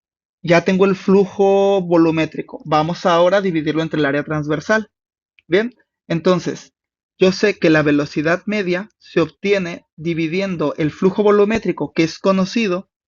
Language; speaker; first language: Spanish; native; Spanish